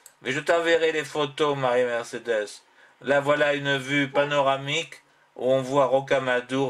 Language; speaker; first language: French; native; French